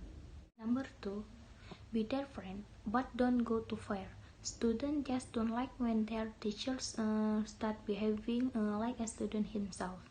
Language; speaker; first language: English; non-native, learner; Indonesian